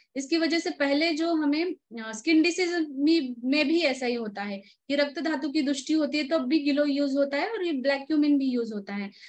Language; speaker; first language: Hindi; non-native, local second language; Marathi